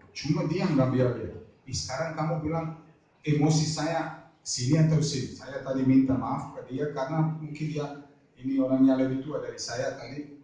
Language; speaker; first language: Indonesian; non-native, fluent; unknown